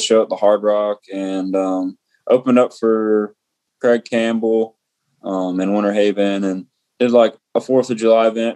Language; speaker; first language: English; native; English